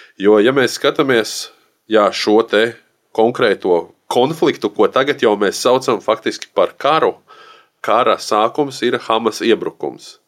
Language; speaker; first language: Latvian; native; Latvian